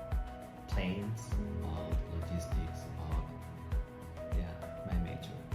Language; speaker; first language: English; non-native, learner; Spanish